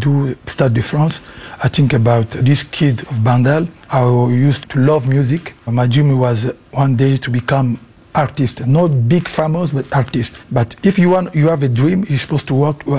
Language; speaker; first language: English; non-native, learner; Lingala